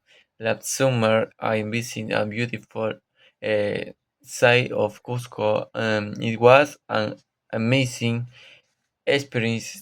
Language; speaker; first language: English; non-native, learner; Spanish